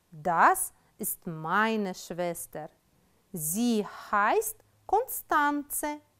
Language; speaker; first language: German; non-native, fluent; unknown